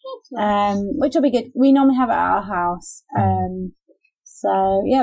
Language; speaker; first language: English; native; English